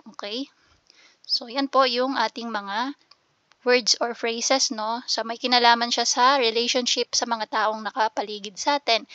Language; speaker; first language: Filipino; native; Filipino